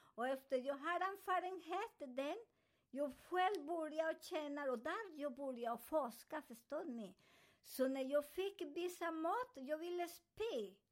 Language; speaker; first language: Swedish; non-native, fluent; Spanish